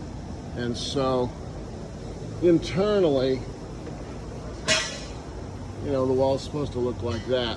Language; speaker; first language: English; native; English